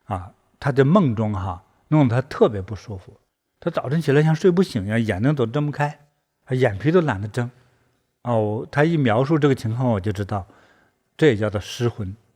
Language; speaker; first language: Chinese; native; Chinese